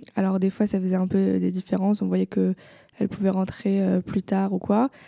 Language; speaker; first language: French; native; French